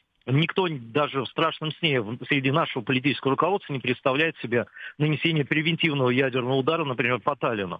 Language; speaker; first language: Russian; native; Russian